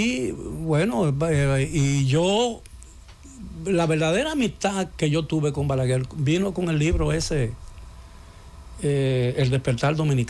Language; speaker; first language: Spanish; native; Spanish